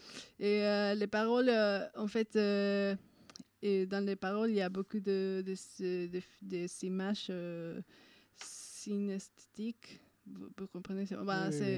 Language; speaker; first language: French; non-native, fluent; Spanish